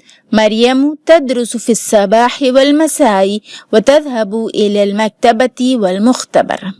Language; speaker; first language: Arabic; non-native, fluent; Urdu